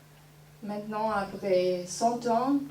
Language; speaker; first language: French; non-native, fluent; German